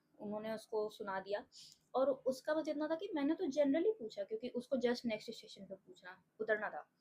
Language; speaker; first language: Hindi; native; Hindi